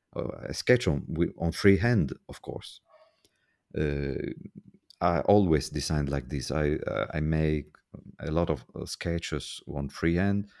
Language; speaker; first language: English; non-native, fluent; Italian